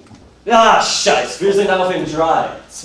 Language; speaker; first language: German; non-native, learner; English